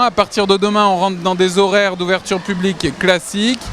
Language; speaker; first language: French; native; French